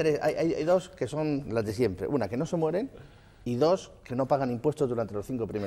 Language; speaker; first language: Spanish; native; Spanish